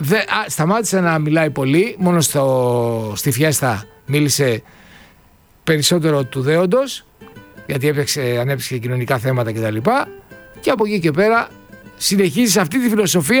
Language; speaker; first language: Greek; native; Greek